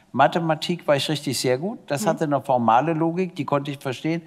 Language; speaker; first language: German; native; German